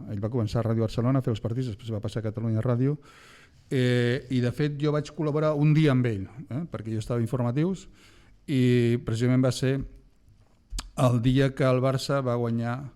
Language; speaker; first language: Catalan; native; Catalan